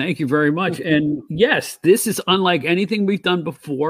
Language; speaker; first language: English; native; English